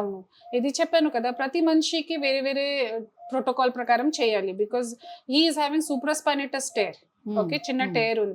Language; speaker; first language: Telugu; non-native, fluent; Hindi